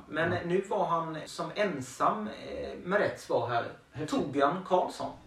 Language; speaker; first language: Swedish; native; Swedish